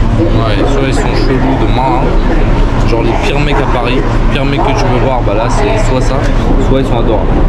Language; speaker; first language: French; native; French